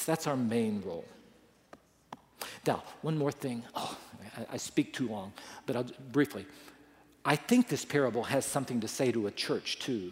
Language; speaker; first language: English; native; English